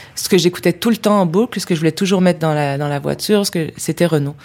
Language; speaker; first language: French; native; French